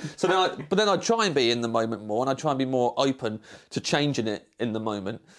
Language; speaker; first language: English; native; English